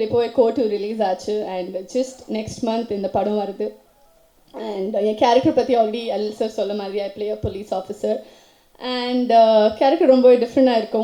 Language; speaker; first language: Tamil; non-native, local second language; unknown